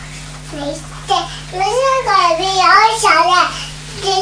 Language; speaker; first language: Japanese; native; Japanese